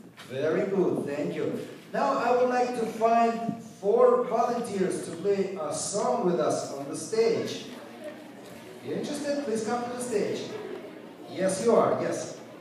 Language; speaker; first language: English; non-native, fluent; Russian